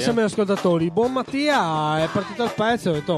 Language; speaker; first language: Italian; native; Italian